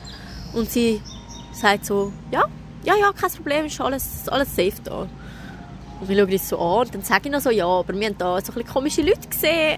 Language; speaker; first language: German; native; German